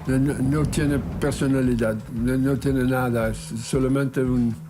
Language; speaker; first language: Spanish; non-native, learner; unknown